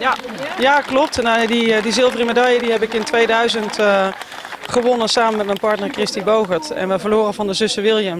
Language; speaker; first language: Dutch; native; Dutch